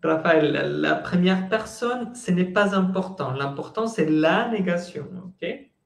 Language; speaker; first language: French; non-native, fluent; Spanish